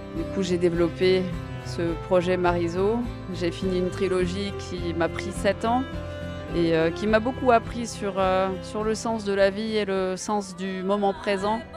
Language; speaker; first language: French; native; French